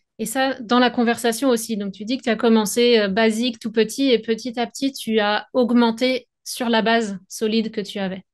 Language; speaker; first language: French; native; French